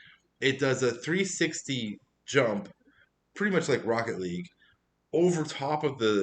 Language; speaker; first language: English; native; English